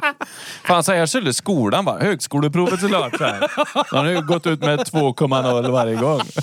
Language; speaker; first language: Swedish; native; Swedish